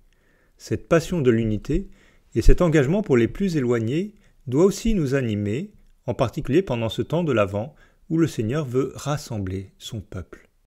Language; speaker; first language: French; native; French